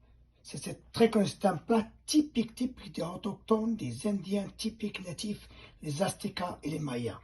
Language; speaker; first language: French; non-native, fluent; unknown